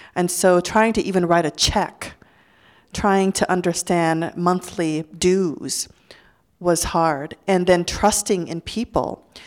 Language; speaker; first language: English; early bilingual, other home language; Lao